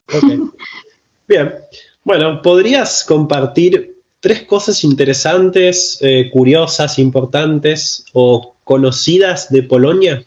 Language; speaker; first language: Spanish; native; Spanish